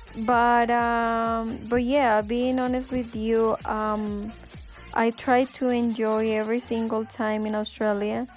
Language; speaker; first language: English; non-native, fluent; Spanish